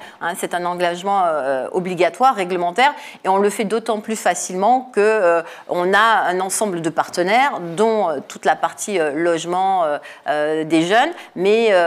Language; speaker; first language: French; native; French